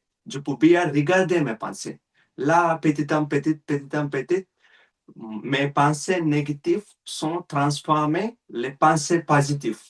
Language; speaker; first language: French; non-native, learner; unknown